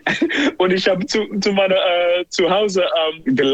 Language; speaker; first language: German; non-native, learner; English